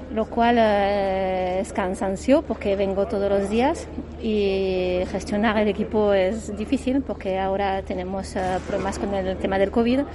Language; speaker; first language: Spanish; non-native, fluent; French